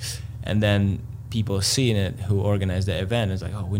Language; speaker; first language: English; non-native, fluent; Latvian